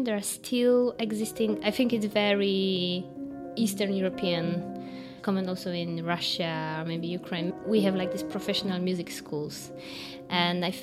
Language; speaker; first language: English; non-native, fluent; Polish